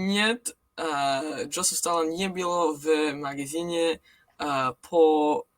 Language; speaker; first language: Russian; non-native, learner; English